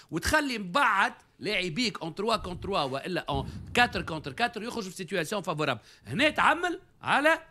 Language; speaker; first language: Arabic; native; Arabic